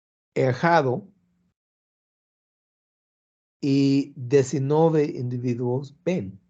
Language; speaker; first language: Portuguese; non-native, learner; English